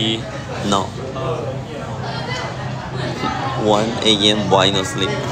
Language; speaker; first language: English; non-native, learner; Thai